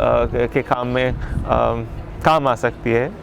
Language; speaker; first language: Hindi; native; Hindi